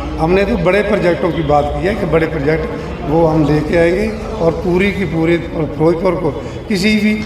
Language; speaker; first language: Hindi; non-native, local second language; Punjabi